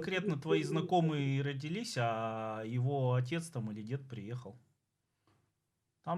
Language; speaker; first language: Russian; native; Russian